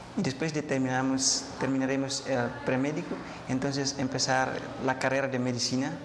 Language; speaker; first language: Spanish; non-native, learner; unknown